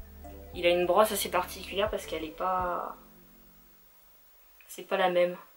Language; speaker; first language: French; native; French